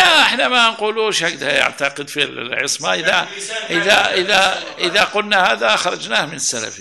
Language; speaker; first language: Arabic; native; Arabic